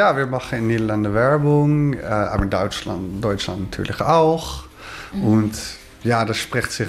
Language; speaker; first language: German; non-native, learner; Dutch